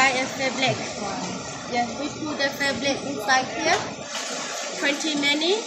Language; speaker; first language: English; non-native, learner; Hmong